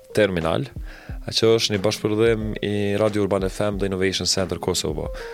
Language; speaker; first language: Albanian; native; Albanian